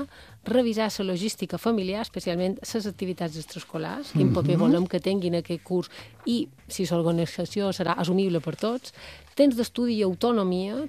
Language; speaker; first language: Catalan; native; Catalan